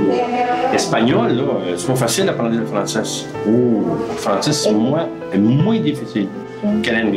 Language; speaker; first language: French; native; French